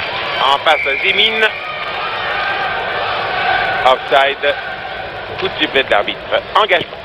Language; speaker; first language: French; native; French